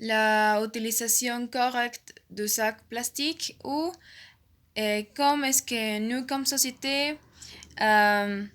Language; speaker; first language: French; non-native, learner; Spanish